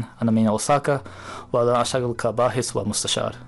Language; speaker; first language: Arabic; non-native, fluent; Japanese